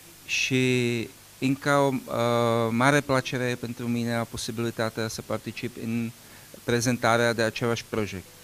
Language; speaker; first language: Romanian; non-native, learner; Czech